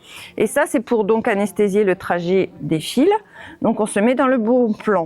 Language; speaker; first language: French; native; French